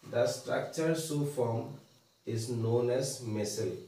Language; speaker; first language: English; non-native, local second language; Assamese